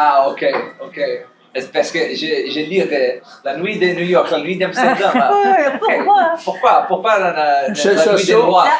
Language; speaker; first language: French; non-native, learner; Portuguese